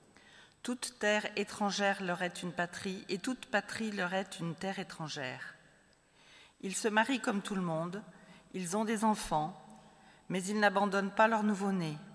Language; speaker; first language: French; native; French